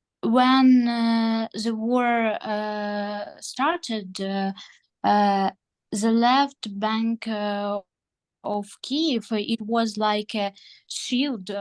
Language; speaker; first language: English; non-native, learner; Ukrainian